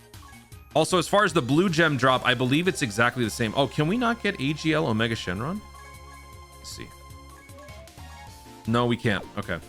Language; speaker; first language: English; native; English